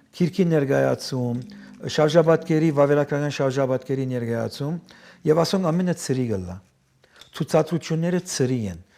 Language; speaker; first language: Armenian; early bilingual, heritage; Armenian